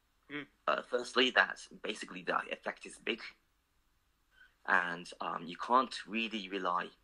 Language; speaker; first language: English; non-native, fluent; Japanese